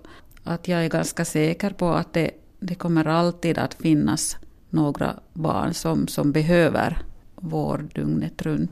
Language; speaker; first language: Swedish; non-native, local second language; Finnish